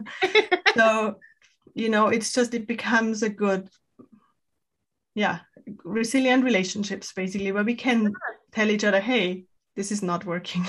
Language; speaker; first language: English; non-native, fluent; German